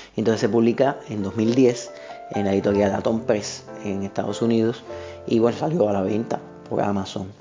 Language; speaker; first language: Spanish; native; Spanish